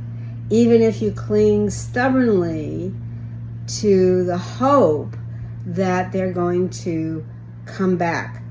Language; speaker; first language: English; native; English